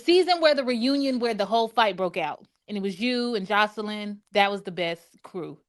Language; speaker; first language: English; native; English